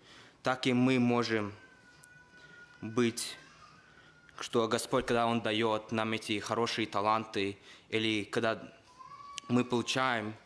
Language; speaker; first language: Russian; early bilingual, heritage; Russian